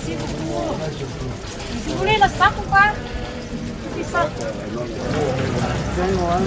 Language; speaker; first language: French; non-native, learner; Thai